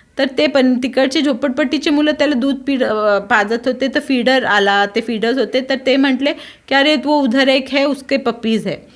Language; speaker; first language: Marathi; non-native, local second language; Tulu